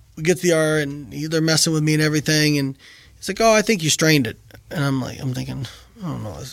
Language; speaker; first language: English; native; English